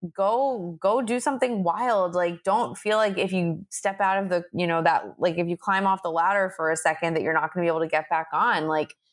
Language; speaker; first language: English; native; English